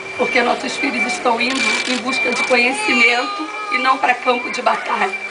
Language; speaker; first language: Portuguese; native; Portuguese